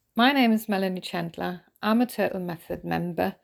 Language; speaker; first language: English; non-native, fluent; German